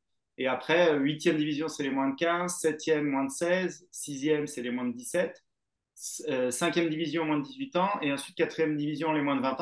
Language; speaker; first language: French; native; French